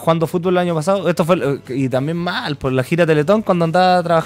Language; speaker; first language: Spanish; native; Spanish